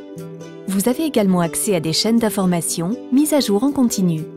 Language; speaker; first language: French; native; French